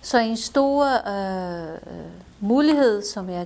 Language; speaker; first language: Danish; non-native, fluent; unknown